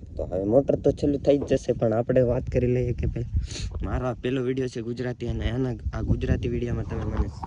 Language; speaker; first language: Gujarati; non-native, local second language; Bhili